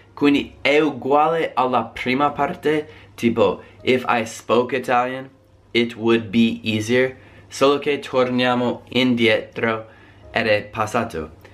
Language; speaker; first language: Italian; non-native, fluent; English